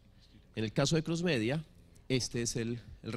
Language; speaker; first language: Spanish; native; Spanish